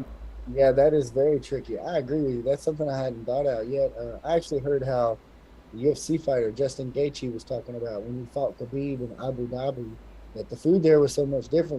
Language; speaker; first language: English; native; English